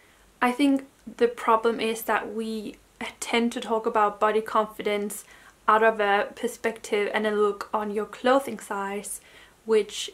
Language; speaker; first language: English; non-native, fluent; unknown